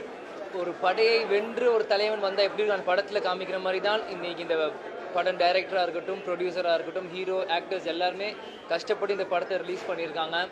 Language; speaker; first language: Tamil; native; Tamil